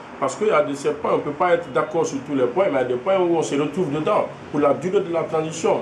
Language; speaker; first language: French; non-native, local second language; Fula